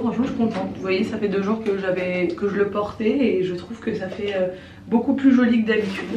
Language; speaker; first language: French; native; French